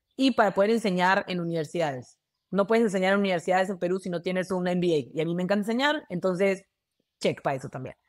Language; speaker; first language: Spanish; native; Spanish